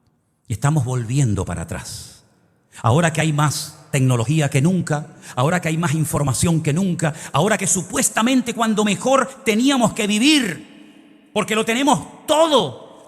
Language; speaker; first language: Spanish; native; Spanish